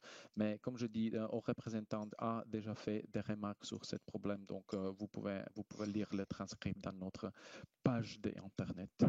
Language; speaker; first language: French; non-native, fluent; Slovak